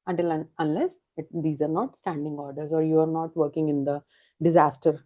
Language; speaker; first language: English; non-native, local second language; Punjabi